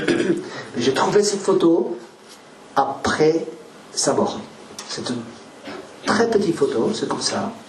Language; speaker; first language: French; non-native, learner; Spanish